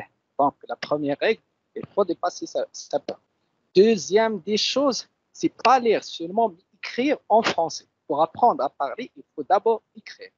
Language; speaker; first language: French; non-native, local second language; Arabic